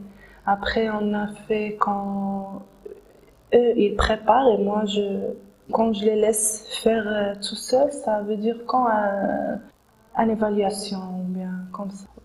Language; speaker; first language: French; non-native, local second language; Arabic